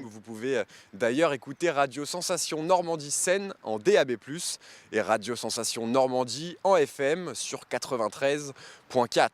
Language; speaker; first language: French; native; French